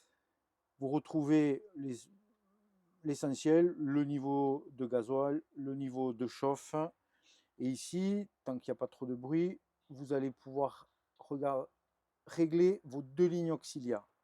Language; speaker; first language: French; native; French